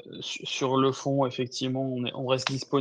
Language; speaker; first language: French; native; French